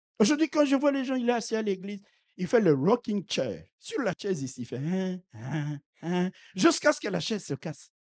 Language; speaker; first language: French; non-native, local second language; Lingala